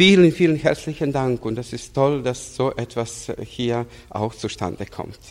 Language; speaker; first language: German; non-native, fluent; Serbian